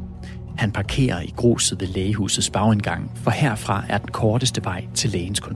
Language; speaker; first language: Danish; native; Danish